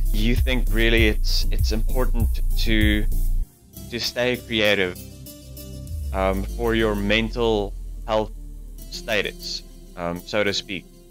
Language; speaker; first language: English; non-native, local second language; Afrikaans